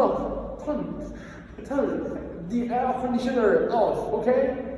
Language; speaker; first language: English; non-native, learner; Korean